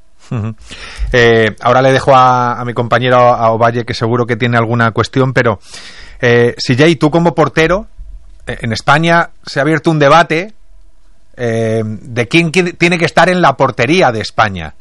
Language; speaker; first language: Spanish; native; Spanish